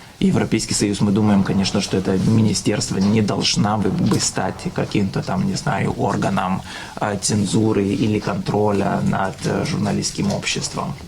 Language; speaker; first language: Russian; non-native, fluent; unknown